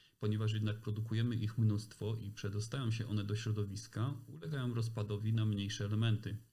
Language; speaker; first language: Polish; native; Polish